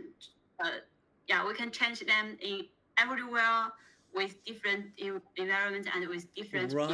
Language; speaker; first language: English; non-native, learner; Chinese